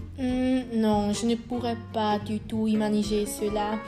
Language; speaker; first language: French; non-native, learner; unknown